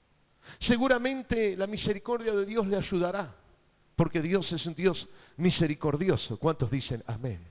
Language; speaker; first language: Spanish; native; Spanish